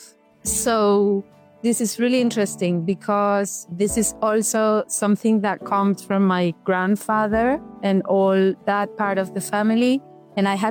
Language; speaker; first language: English; non-native, fluent; Spanish